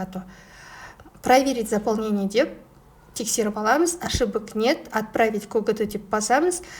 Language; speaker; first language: Russian; non-native, local second language; Kazakh